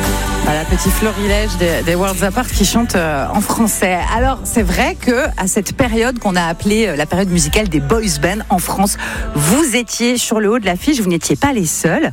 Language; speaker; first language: French; native; French